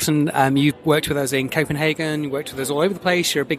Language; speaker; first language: English; native; English